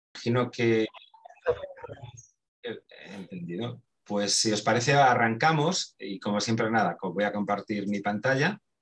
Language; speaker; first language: Spanish; native; Spanish